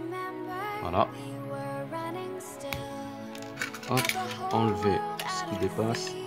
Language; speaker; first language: French; native; French